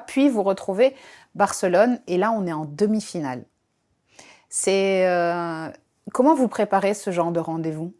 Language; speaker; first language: French; native; French